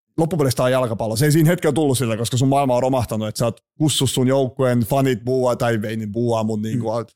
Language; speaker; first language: Finnish; early bilingual, other home language; Czech